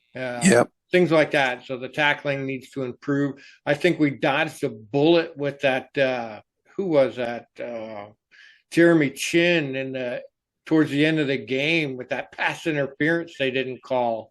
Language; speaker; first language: English; native; English